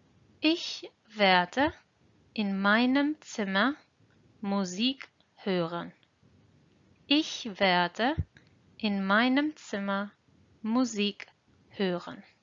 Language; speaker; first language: German; non-native, fluent; English